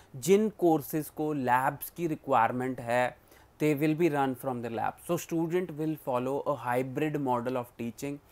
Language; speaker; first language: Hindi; non-native, local second language; Punjabi